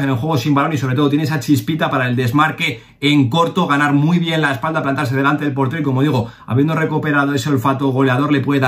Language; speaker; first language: Spanish; native; Spanish